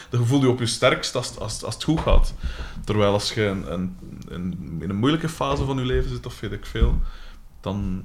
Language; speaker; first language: Dutch; native; Dutch